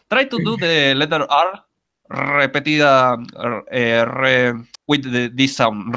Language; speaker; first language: English; non-native, learner; Spanish